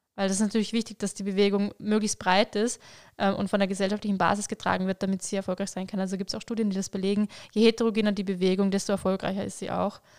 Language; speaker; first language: German; native; German